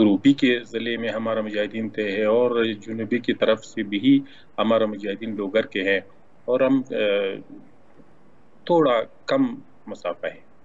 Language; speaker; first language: Hindi; non-native, learner; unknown